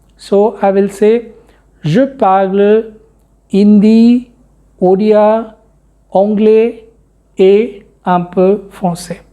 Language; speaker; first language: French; non-native, fluent; Hindi